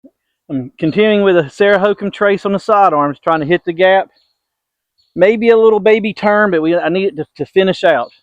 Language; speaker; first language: English; native; English